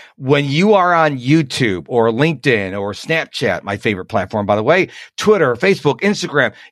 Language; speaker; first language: English; native; English